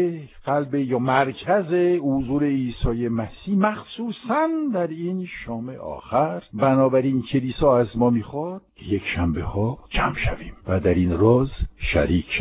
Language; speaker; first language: Persian; non-native, fluent; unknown